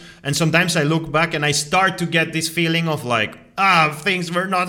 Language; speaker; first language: English; non-native, fluent; Spanish